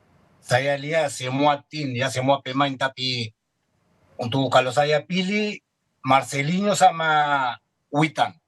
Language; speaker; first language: Indonesian; non-native, fluent; Spanish